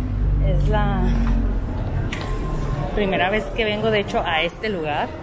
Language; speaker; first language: Spanish; native; Spanish